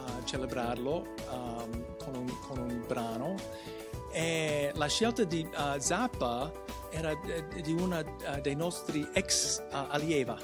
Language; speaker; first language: Italian; non-native, fluent; English